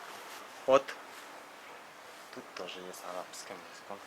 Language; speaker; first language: Russian; non-native, local second language; Kyrgyz